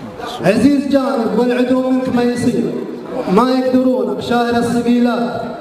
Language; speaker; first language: Arabic; native; Arabic